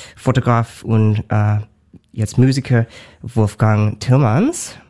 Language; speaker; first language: German; non-native, learner; English